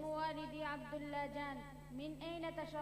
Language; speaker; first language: Arabic; non-native, learner; Pashto